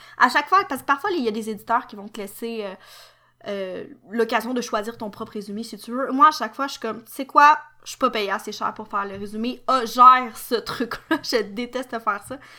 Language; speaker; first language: French; native; French